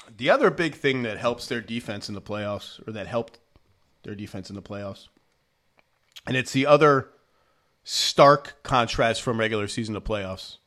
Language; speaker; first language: English; native; English